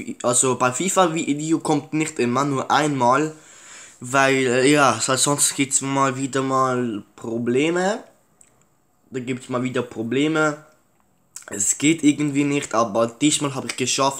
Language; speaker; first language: German; early bilingual, other home language; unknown